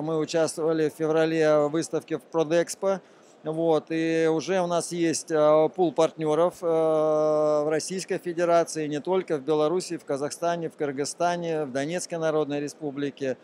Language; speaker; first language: Russian; native; Russian